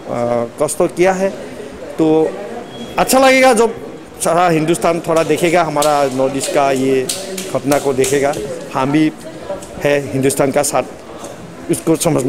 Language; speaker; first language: Hindi; non-native, local second language; Assamese